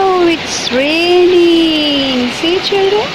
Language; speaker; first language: English; non-native, local second language; Hindi